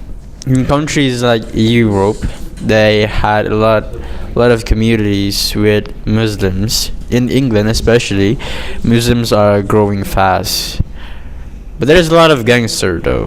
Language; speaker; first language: English; non-native, fluent; Indonesian